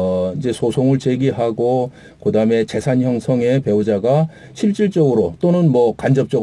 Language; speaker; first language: Korean; native; Korean